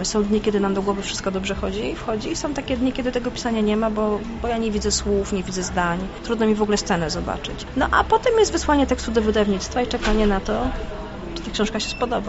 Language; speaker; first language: Polish; native; Polish